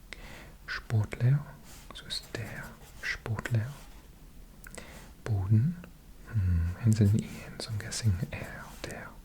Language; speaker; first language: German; non-native, learner; English